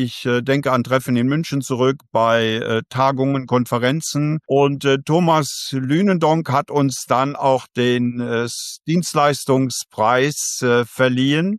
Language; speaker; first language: German; native; German